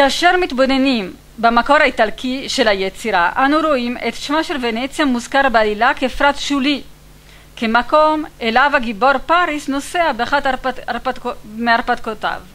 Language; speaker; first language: Hebrew; non-native, fluent; Italian